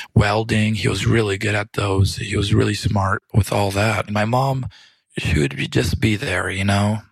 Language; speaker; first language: English; early bilingual, other home language; Romanian